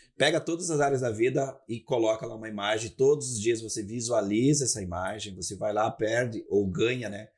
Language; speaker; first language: Portuguese; native; Portuguese